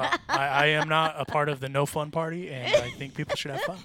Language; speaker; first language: English; early bilingual, other home language; Spanish